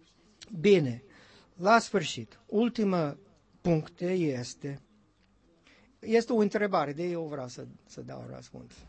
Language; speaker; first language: Romanian; non-native, learner; English